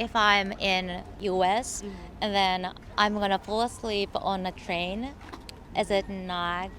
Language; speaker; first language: English; non-native, learner; Japanese